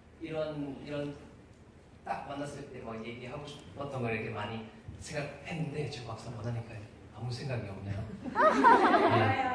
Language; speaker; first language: Korean; non-native, fluent; English